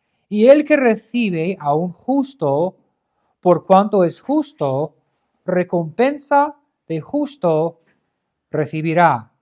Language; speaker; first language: Spanish; non-native, fluent; English